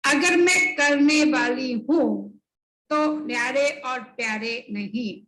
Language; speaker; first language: Hindi; non-native, local second language; Bangla